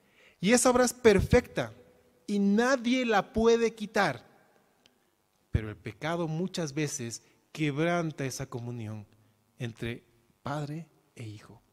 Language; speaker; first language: Spanish; native; Spanish